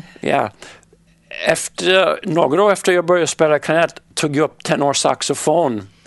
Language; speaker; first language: Swedish; non-native, fluent; English